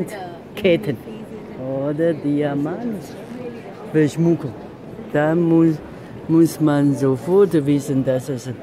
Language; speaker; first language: German; non-native, learner; Chinese